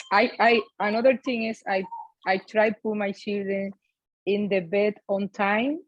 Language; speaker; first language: English; non-native, learner; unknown